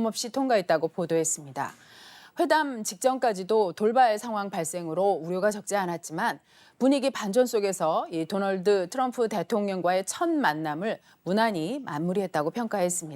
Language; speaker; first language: Korean; native; Korean